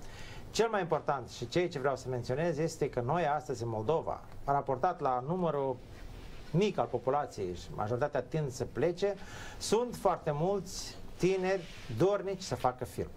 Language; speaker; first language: Romanian; native; Romanian